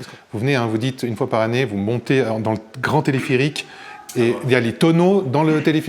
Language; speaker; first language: French; native; French